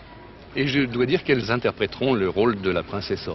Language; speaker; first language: French; native; French